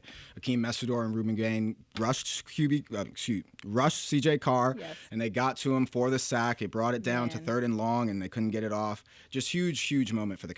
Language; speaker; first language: English; native; English